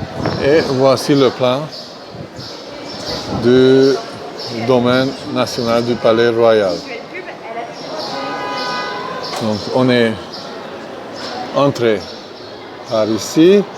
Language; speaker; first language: French; non-native, fluent; Hungarian